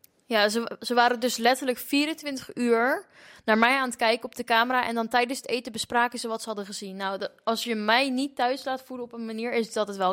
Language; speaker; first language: Dutch; native; Dutch